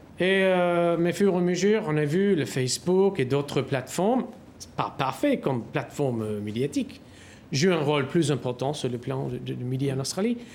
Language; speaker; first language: French; non-native, fluent; English